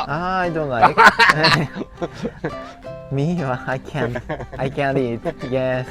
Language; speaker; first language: English; non-native, learner; Japanese